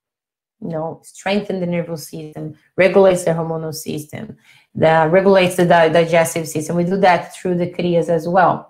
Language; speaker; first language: English; non-native, fluent; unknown